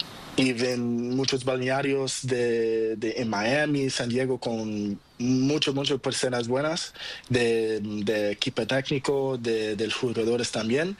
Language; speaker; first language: Spanish; non-native, learner; Portuguese